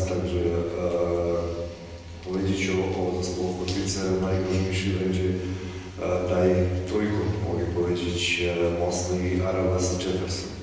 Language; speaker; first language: Polish; non-native, fluent; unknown